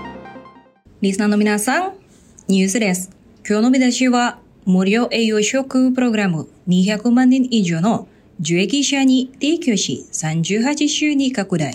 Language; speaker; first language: Japanese; non-native, fluent; Indonesian